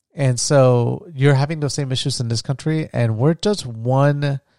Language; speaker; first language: English; early bilingual, other home language; Spanish